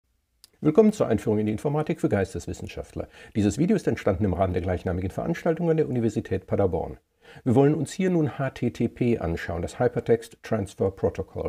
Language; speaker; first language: German; native; German